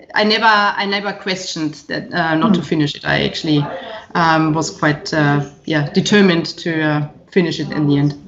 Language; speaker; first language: English; non-native, fluent; German